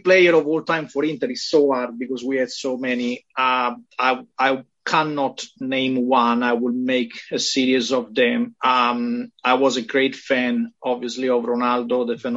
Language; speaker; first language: English; non-native, fluent; Italian